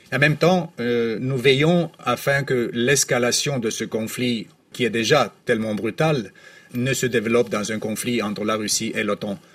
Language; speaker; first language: French; non-native, fluent; Romanian